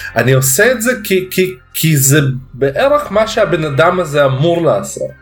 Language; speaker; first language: Hebrew; early bilingual, other home language; Russian